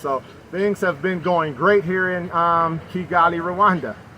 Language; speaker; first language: English; native; English